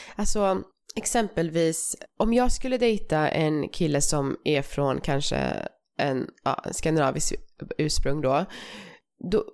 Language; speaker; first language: Swedish; early bilingual, other home language; Persian